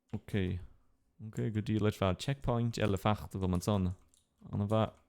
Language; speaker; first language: Irish; non-native, local second language; English